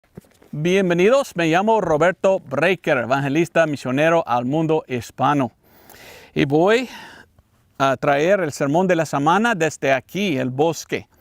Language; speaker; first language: Spanish; non-native, fluent; English